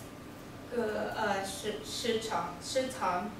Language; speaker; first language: Chinese; non-native, learner; English